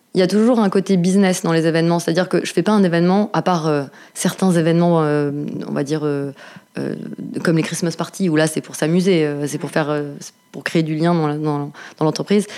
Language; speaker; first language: French; native; French